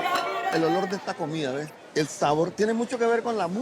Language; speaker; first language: Spanish; native; Spanish